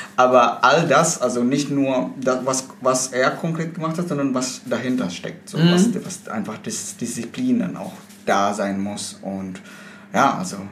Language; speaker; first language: German; non-native, fluent; Indonesian